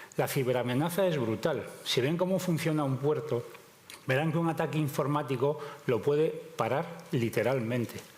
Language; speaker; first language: Spanish; native; Spanish